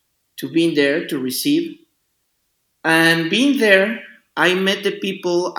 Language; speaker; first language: English; non-native, learner; Spanish